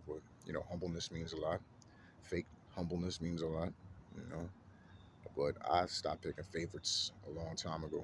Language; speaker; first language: English; native; English